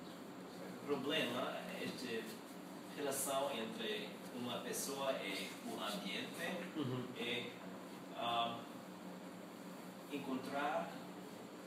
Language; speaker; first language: Portuguese; non-native, learner; Spanish